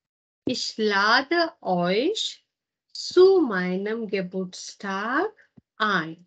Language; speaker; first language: German; non-native, fluent; Hindi